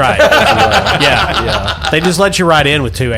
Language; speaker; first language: English; native; English